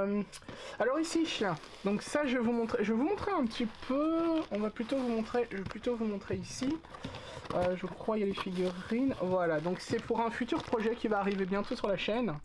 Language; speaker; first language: French; native; French